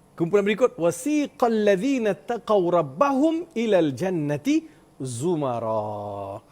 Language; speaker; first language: Malay; non-native, local second language; Tamil